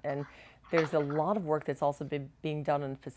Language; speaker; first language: English; native; English